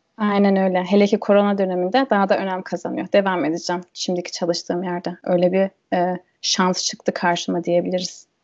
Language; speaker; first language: Turkish; early bilingual, heritage; Turkish